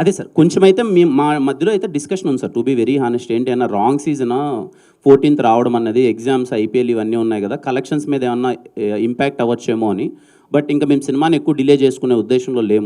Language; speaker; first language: Telugu; native; Telugu